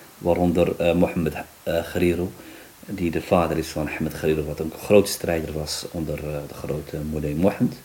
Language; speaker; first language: Dutch; early bilingual, other home language; Riffian